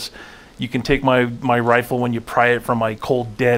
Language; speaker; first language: English; native; English